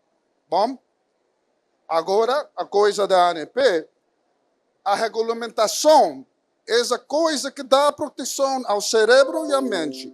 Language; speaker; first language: Portuguese; non-native, fluent; Spanish